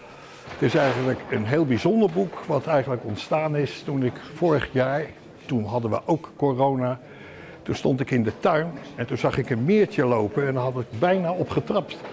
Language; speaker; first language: Dutch; native; Dutch